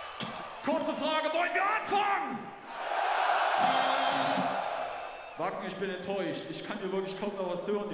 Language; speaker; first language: German; native; German